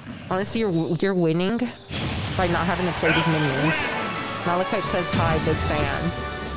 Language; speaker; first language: English; native; English